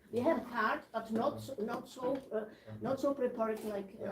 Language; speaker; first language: English; non-native, learner; Czech